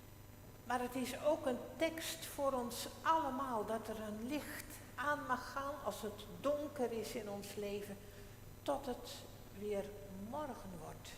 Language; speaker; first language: Dutch; non-native, local second language; Western Frisian